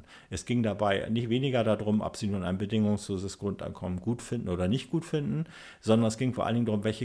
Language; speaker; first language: German; native; German